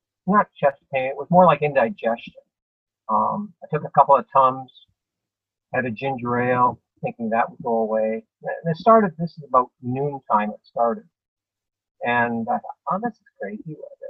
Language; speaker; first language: English; native; English